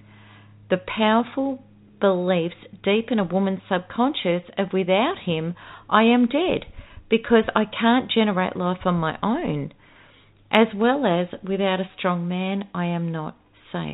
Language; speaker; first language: English; native; English